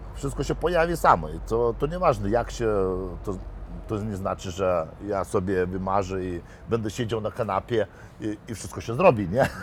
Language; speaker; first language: Polish; non-native, fluent; Lithuanian